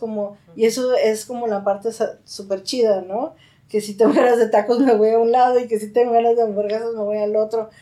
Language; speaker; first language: Spanish; native; Spanish